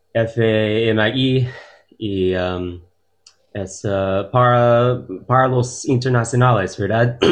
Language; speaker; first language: Spanish; non-native, learner; English